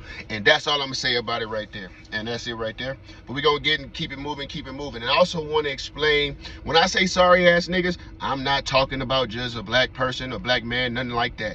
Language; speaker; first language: English; native; English